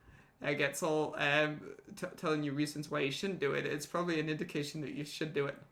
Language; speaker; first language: English; native; English